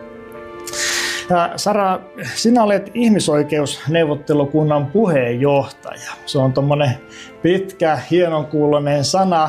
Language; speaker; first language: Finnish; native; Finnish